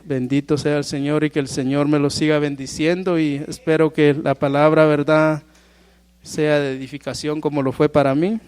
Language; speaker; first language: Spanish; native; Spanish